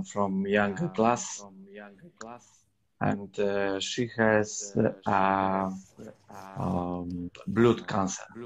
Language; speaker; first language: English; non-native, learner; Polish